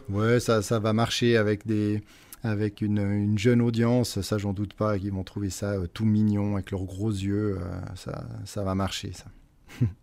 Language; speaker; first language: French; native; French